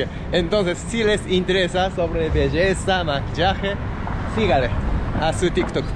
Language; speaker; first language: Spanish; non-native, learner; Japanese